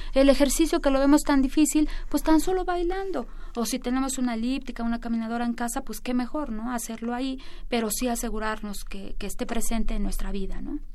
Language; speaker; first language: Spanish; native; Spanish